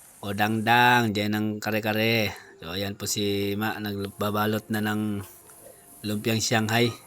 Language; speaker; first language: Filipino; non-native, local second language; Cebuano